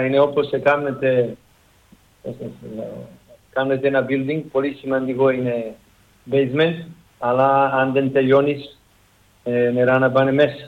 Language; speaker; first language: Greek; non-native, learner; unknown